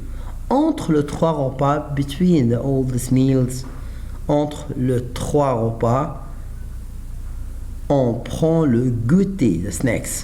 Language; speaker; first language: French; non-native, fluent; Arabic